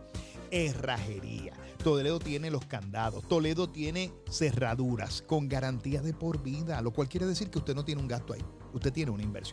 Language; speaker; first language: Spanish; native; Spanish